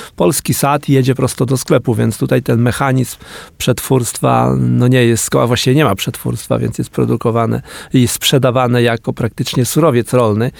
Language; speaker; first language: Polish; native; Polish